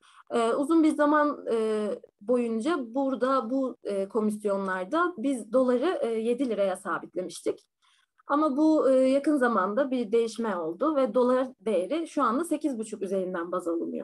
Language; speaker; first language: Turkish; native; Turkish